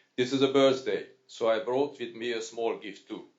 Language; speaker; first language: English; non-native, fluent; Hungarian